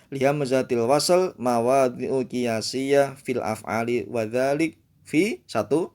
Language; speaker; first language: Arabic; non-native, fluent; Indonesian